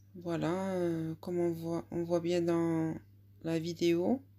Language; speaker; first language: French; non-native, local second language; Arabic